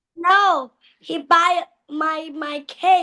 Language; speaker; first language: English; non-native, learner; Vietnamese